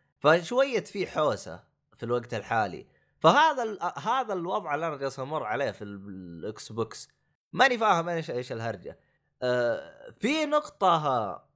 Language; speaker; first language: Arabic; native; Arabic